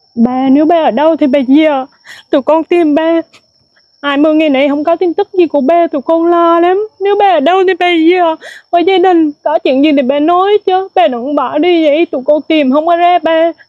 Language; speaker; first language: Vietnamese; native; Vietnamese